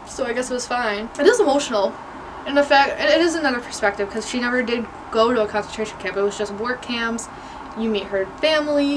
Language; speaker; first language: English; native; English